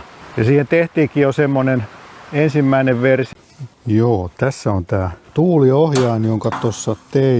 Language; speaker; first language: Finnish; native; Finnish